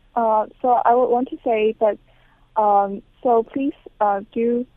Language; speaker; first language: English; non-native, local second language; Cantonese